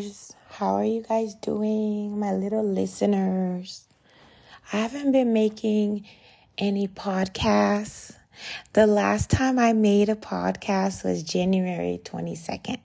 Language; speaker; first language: English; native; English